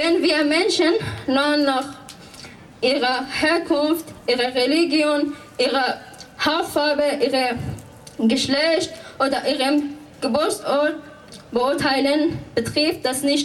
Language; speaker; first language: German; non-native, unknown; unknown